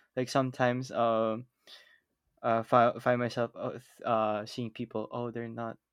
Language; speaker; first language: English; non-native, local second language; Filipino